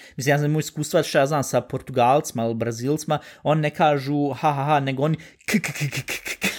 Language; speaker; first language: Bosnian; early bilingual, heritage; Bosnian